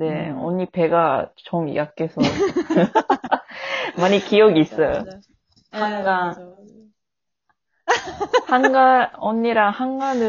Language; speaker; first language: Korean; non-native, learner; Japanese